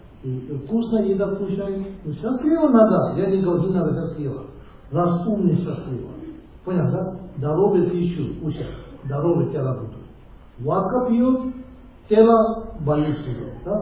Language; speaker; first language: Russian; non-native, learner; Tibetan